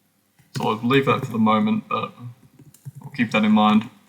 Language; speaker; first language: English; native; English